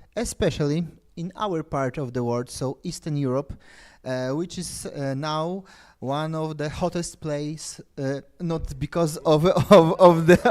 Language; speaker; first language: English; non-native, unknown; Polish